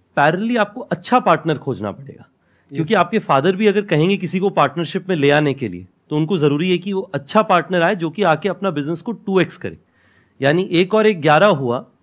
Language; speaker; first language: Hindi; non-native, local second language; Odia